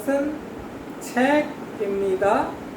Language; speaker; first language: Korean; non-native, fluent; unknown